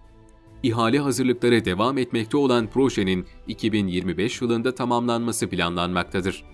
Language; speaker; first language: Turkish; native; Turkish